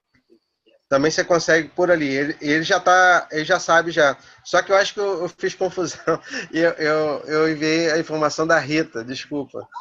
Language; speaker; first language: Portuguese; native; Portuguese